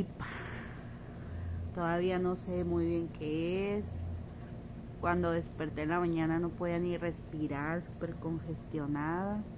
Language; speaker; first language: Spanish; native; Spanish